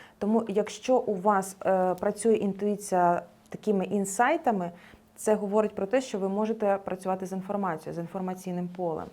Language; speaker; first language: Ukrainian; non-native, local second language; Russian